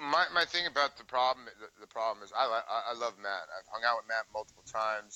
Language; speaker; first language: English; native; English